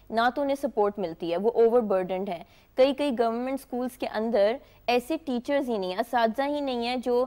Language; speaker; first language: Hindi; native; Hindi